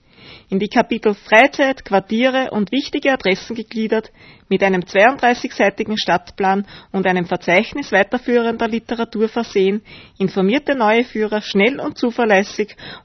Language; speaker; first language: German; native; German